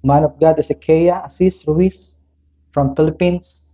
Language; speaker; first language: English; non-native, local second language; Filipino